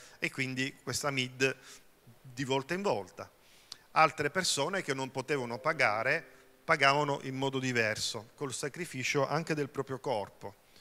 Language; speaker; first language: Italian; native; Italian